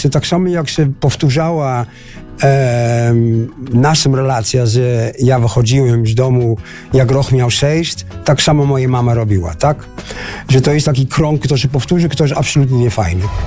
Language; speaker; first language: Polish; non-native, fluent; Dutch